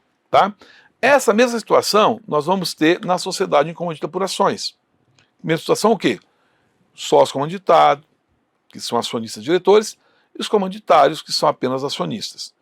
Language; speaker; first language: Portuguese; native; Portuguese